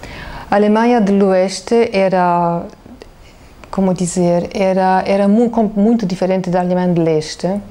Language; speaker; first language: Portuguese; non-native, fluent; German